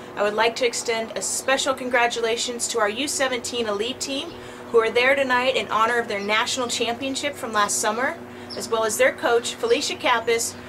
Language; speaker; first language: English; native; English